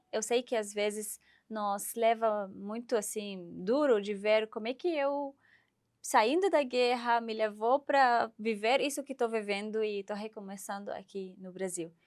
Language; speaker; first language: Portuguese; non-native, fluent; Arabic